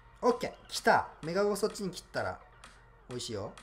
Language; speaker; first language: Japanese; native; Japanese